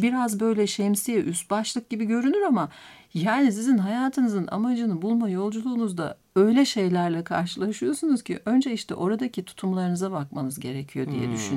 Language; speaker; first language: Turkish; native; Turkish